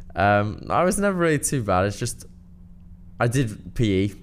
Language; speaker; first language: English; native; English